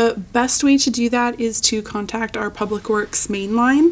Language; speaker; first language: English; native; English